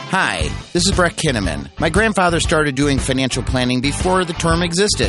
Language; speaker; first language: English; native; English